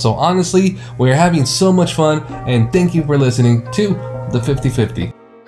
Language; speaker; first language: English; early bilingual, other home language; Spanish